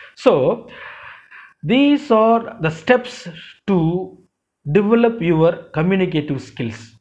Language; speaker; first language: English; non-native, local second language; Tamil